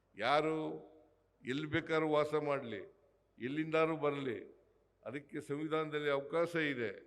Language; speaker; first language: Kannada; native; Kannada